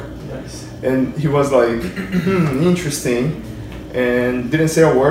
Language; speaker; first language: English; non-native, fluent; Portuguese